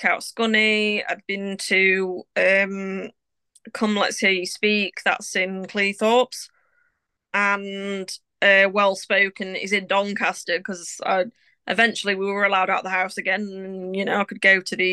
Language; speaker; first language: English; native; English